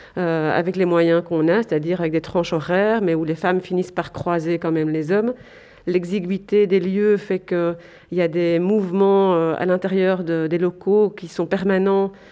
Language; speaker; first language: French; native; French